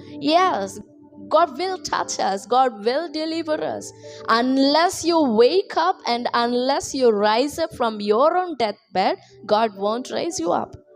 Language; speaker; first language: English; non-native, local second language; Telugu